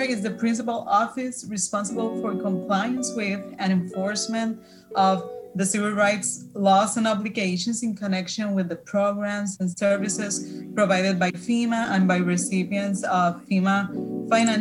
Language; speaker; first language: English; non-native, fluent; Spanish